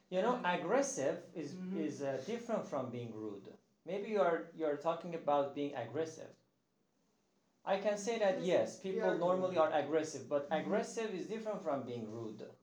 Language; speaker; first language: English; non-native, fluent; Turkish